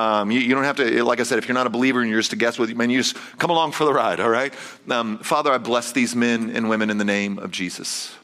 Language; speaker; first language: English; native; English